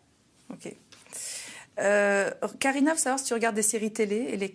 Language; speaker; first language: French; native; French